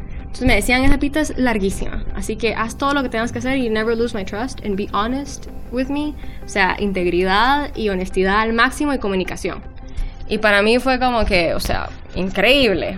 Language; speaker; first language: Spanish; early bilingual, heritage; Spanish